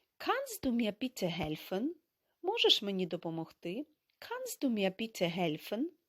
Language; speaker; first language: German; non-native, fluent; Ukrainian